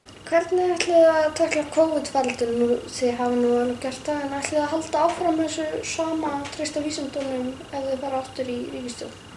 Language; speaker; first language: Icelandic; native; Icelandic